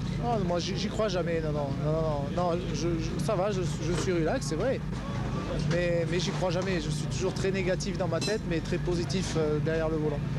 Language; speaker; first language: French; native; French